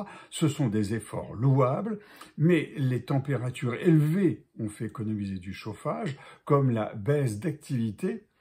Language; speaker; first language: French; native; French